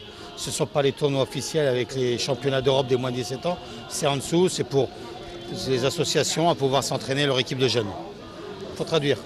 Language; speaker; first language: French; native; French